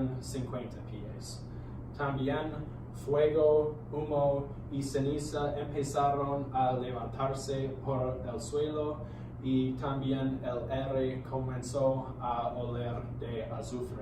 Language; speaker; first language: Spanish; non-native, learner; English